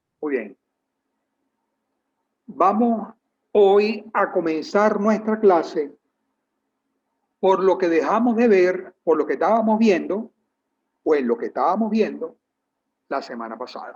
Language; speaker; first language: Spanish; native; Spanish